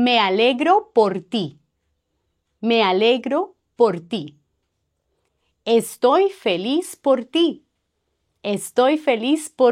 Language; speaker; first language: Spanish; non-native, fluent; French